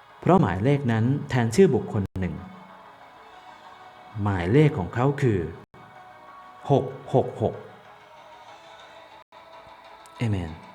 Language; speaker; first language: Thai; native; Thai